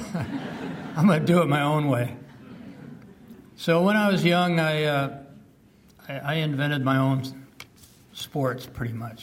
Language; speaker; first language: English; early bilingual, other home language; French